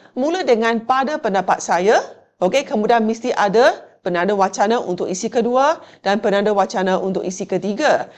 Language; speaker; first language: Malay; non-native, local second language; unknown